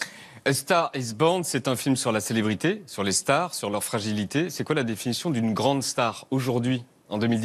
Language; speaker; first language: French; native; French